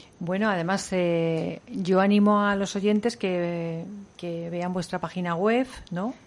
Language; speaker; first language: Spanish; native; Spanish